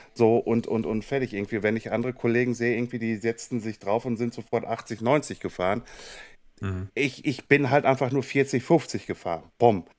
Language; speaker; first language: German; native; German